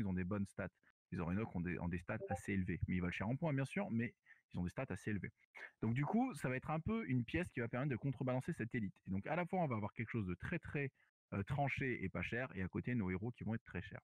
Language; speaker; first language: French; native; French